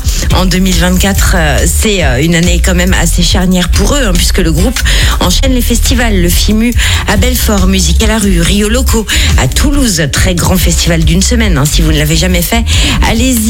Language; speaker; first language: French; native; French